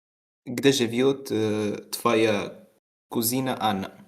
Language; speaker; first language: Russian; non-native, learner; English